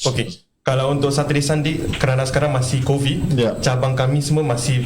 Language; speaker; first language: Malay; non-native, local second language; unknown